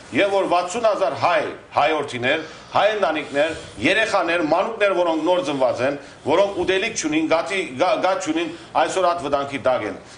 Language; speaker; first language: Armenian; native; Armenian